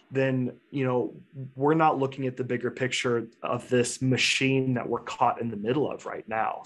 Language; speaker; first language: English; native; English